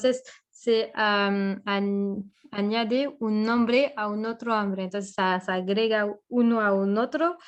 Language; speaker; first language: Spanish; non-native, fluent; French